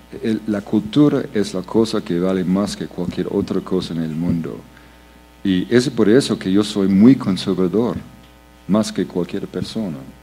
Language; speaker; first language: Spanish; non-native, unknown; English